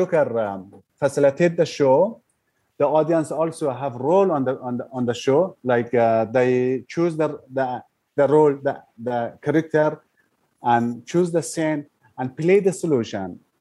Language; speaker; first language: English; non-native, learner; Persian